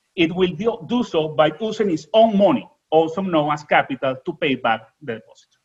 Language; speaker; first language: English; non-native, fluent; Spanish